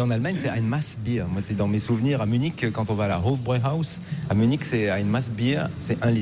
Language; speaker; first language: French; native; French